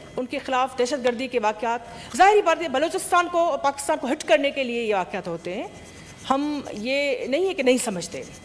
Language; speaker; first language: Urdu; non-native, local second language; Sindhi